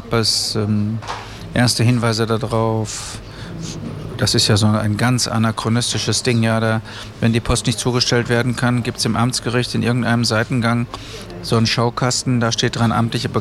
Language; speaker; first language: German; native; German